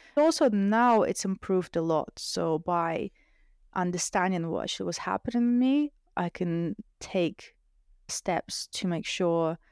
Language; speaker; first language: English; non-native, fluent; Russian